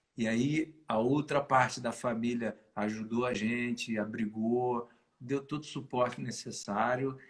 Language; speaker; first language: Portuguese; native; Portuguese